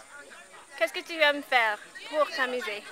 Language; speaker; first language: French; non-native, learner; English